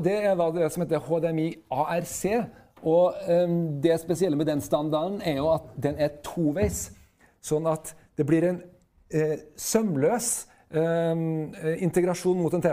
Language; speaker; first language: Norwegian; native; Norwegian